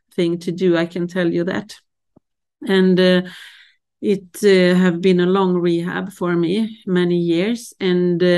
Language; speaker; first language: English; non-native, fluent; Swedish